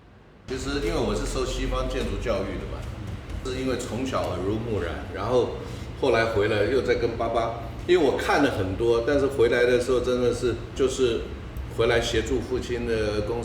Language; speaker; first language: Chinese; native; Chinese